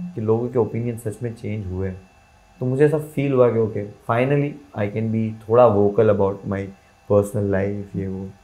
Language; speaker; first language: Hindi; non-native, local second language; Gujarati